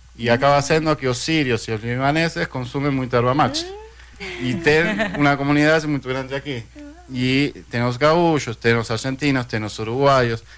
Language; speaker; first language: Portuguese; non-native, fluent; Spanish